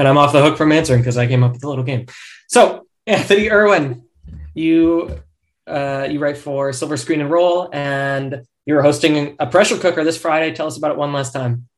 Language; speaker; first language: English; native; English